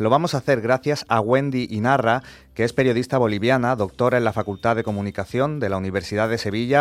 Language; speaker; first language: Spanish; native; Spanish